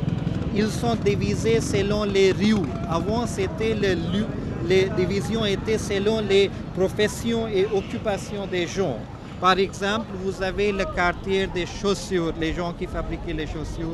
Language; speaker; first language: French; non-native, fluent; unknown